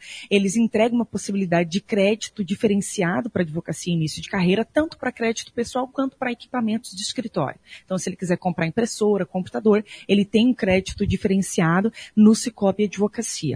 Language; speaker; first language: Portuguese; native; Portuguese